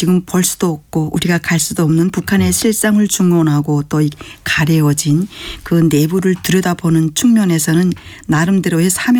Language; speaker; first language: Korean; native; Korean